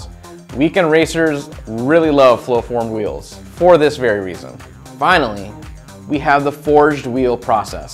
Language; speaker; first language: English; native; English